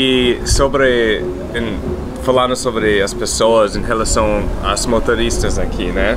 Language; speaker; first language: Portuguese; non-native, fluent; English